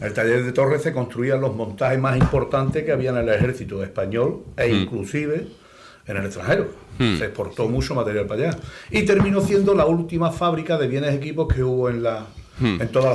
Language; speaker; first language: Spanish; native; Spanish